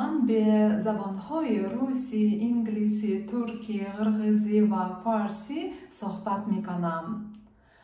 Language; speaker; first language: Persian; non-native, fluent; Kyrgyz